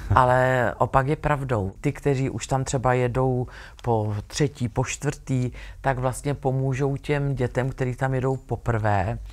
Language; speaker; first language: Czech; native; Czech